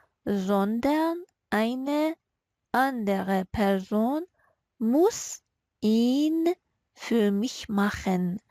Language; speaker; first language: German; non-native, fluent; Persian